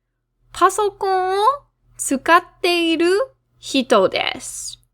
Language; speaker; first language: Japanese; non-native, fluent; English